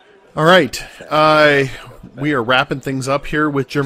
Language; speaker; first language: English; native; English